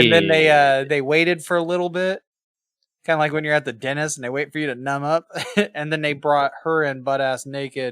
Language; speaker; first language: English; native; English